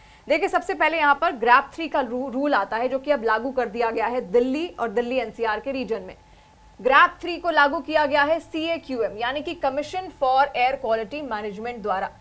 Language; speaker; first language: Hindi; native; Hindi